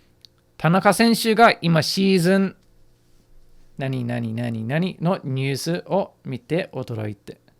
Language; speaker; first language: Japanese; non-native, fluent; English